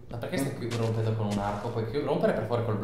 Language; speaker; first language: Italian; native; Italian